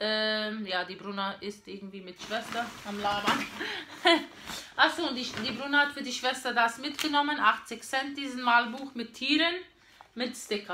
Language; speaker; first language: German; non-native, fluent; Portuguese